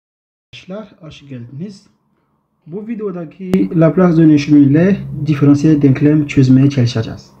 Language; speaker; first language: Turkish; non-native, learner; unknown